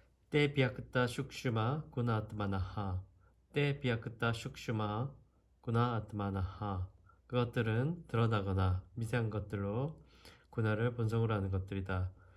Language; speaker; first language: Korean; native; Korean